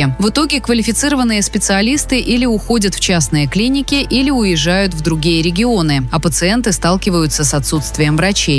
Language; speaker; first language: Russian; native; Russian